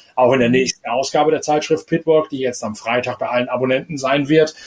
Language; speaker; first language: German; native; German